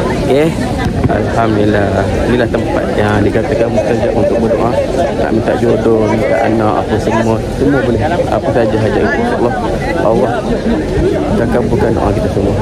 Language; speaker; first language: Malay; native; Malay